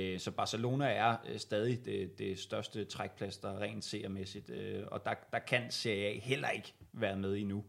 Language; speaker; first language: Danish; native; Danish